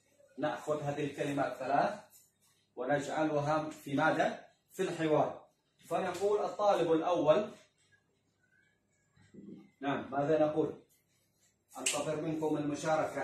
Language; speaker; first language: Arabic; non-native, fluent; Khmer